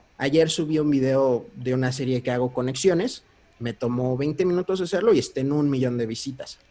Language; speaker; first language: Spanish; early bilingual, heritage; Spanish